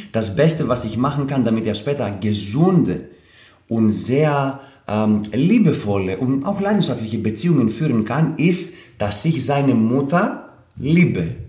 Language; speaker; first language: German; non-native, fluent; Greek